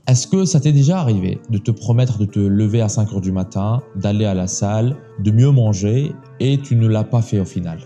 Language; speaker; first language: French; native; French